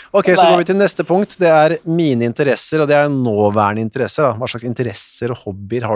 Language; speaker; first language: Norwegian; native; Norwegian